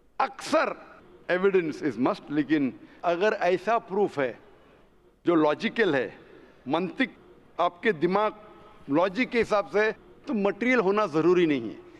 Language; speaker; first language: Hindi; non-native, local second language; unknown